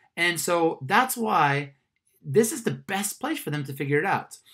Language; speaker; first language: English; non-native, fluent; Swedish